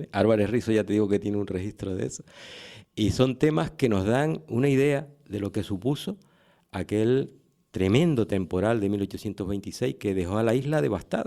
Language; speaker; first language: Spanish; native; Spanish